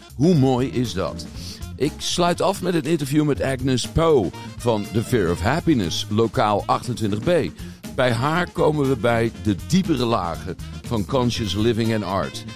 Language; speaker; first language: Dutch; native; Dutch